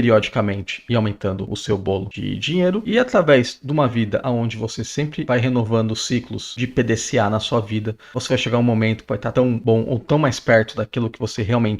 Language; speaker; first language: Portuguese; native; Portuguese